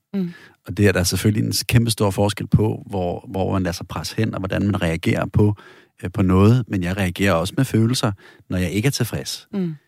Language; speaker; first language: Danish; native; Danish